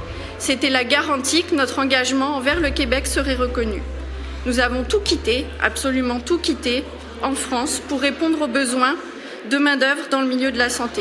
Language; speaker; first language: French; native; French